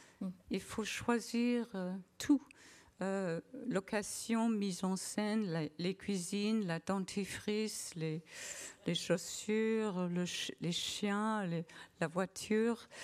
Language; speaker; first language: French; non-native, learner; English